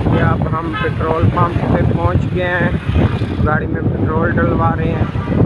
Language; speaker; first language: Urdu; non-native, local second language; Saraiki